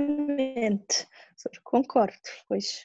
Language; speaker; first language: Portuguese; non-native, local second language; Kabuverdianu